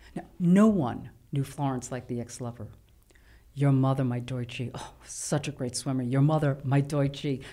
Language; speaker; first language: English; native; English